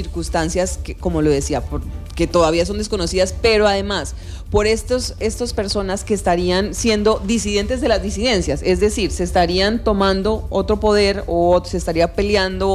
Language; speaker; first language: Spanish; native; Spanish